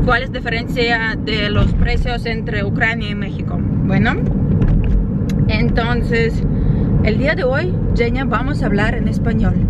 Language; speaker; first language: Spanish; non-native, fluent; Ukrainian